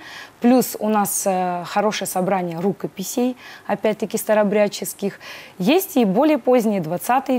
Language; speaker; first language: Russian; native; Russian